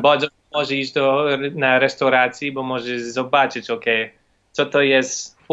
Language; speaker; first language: Polish; non-native, learner; English